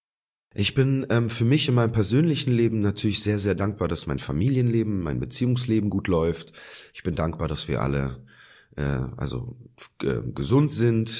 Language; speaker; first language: German; native; German